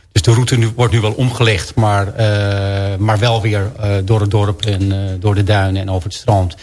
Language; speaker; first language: Dutch; native; Dutch